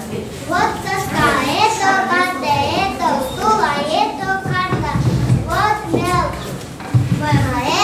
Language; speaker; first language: Russian; non-native, learner; Kyrgyz